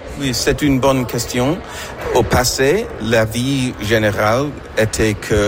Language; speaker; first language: French; non-native, learner; English